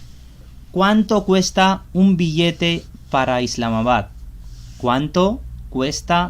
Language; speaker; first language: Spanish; non-native, fluent; Urdu